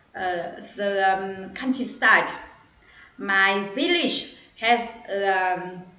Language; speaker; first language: English; non-native, learner; Vietnamese